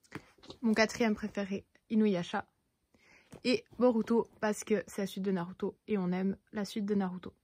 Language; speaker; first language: French; native; French